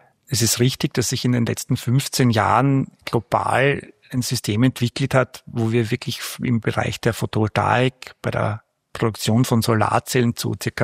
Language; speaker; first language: German; native; German